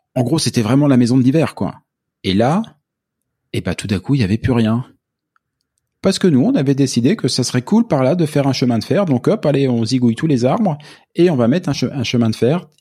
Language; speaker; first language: French; native; French